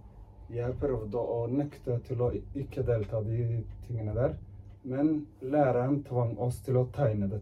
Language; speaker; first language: Norwegian; early bilingual, other home language; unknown